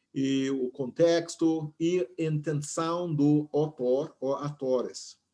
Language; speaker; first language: Portuguese; non-native, fluent; English